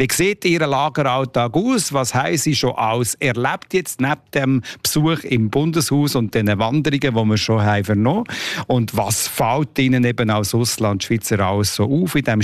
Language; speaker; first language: German; native; German